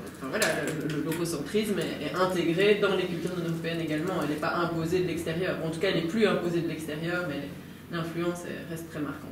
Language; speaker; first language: French; native; French